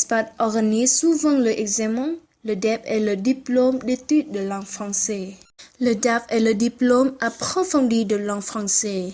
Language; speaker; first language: French; non-native, learner; Vietnamese